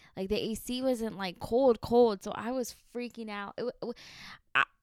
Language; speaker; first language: English; early bilingual, heritage; Spanish